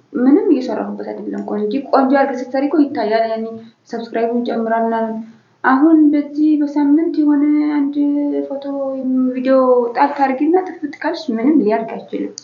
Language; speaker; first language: Amharic; native; Amharic